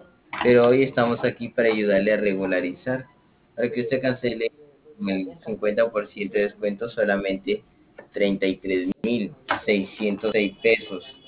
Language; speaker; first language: Spanish; native; Spanish